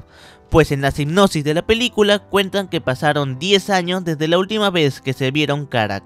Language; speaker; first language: Spanish; native; Spanish